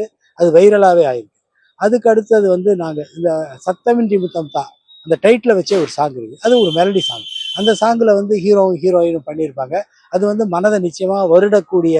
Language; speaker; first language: Tamil; native; Tamil